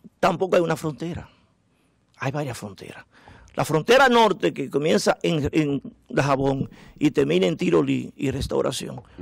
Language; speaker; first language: Spanish; native; Spanish